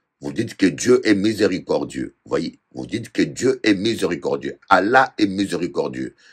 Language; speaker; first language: French; non-native, local second language; Lingala